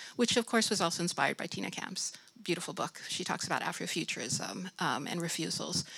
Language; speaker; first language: English; native; English